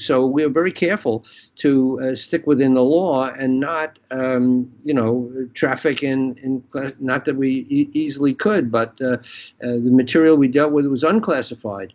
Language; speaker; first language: English; native; English